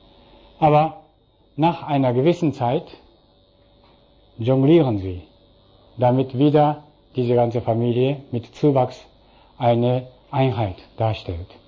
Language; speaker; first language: German; non-native, fluent; Japanese